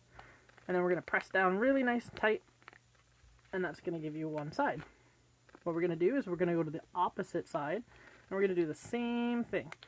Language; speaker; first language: English; native; English